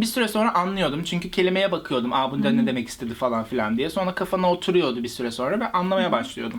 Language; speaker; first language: Turkish; native; Turkish